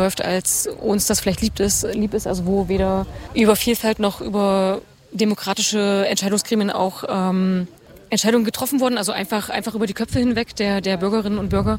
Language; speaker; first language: German; native; German